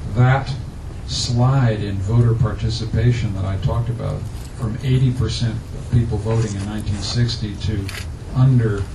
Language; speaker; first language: English; native; English